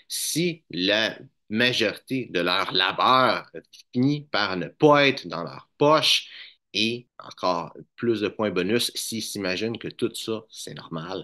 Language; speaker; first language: French; native; French